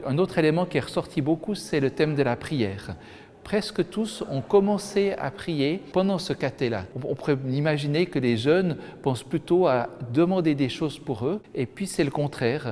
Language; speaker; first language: French; native; French